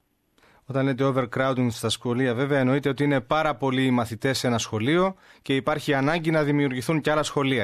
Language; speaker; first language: Greek; native; Greek